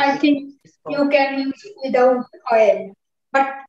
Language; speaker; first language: English; non-native, learner; Bangla